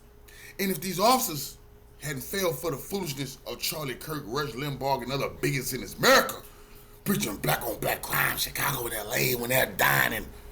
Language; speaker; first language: English; native; English